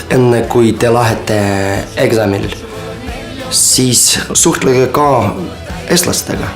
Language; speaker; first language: Estonian; non-native, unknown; Ukrainian